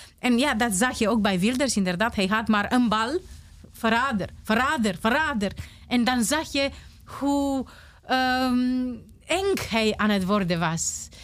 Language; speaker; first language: Dutch; non-native, fluent; Romanian